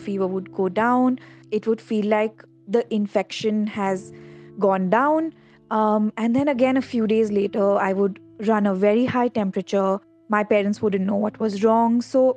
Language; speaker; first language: English; non-native, local second language; Hindi